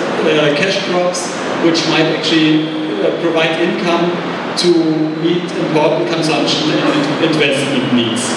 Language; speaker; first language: English; non-native, fluent; German